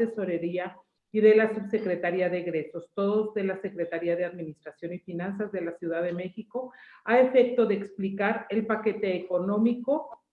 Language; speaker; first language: Spanish; native; Spanish